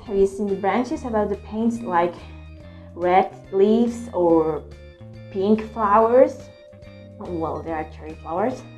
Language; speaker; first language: English; non-native, learner; Spanish